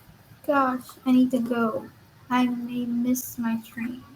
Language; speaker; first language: English; non-native, learner; Vietnamese